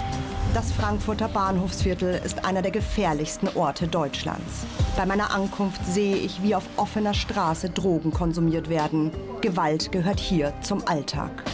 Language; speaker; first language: German; native; German